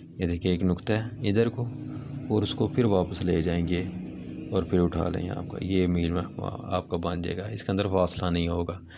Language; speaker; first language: Urdu; non-native, local second language; Punjabi